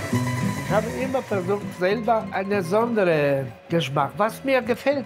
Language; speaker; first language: German; non-native, fluent; Italian